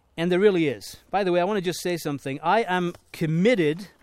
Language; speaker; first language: English; native; English